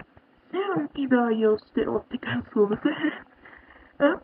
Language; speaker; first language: Finnish; early bilingual, heritage; German